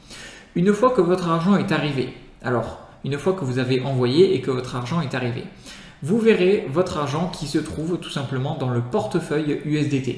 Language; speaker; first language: French; native; French